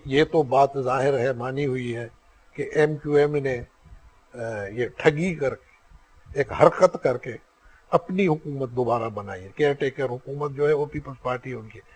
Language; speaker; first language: Urdu; non-native, local second language; Sindhi